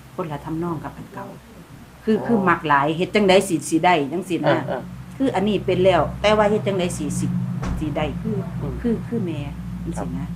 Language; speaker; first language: Thai; native; Thai